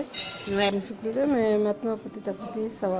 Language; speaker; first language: French; non-native, learner; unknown